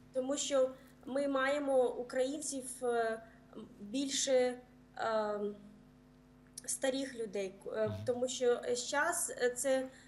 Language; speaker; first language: Ukrainian; early bilingual, heritage; Ukrainian